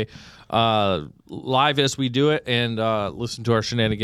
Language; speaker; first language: English; native; English